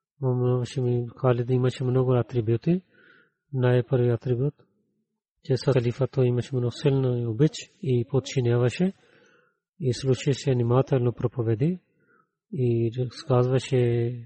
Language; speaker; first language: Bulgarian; non-native, learner; Urdu